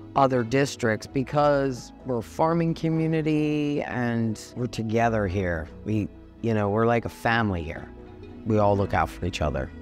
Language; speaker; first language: English; native; English